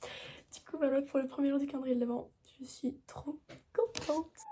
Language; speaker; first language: French; native; French